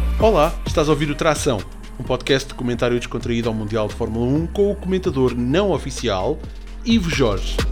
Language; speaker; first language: Portuguese; native; Portuguese